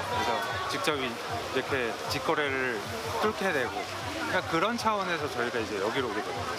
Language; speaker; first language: Korean; native; Korean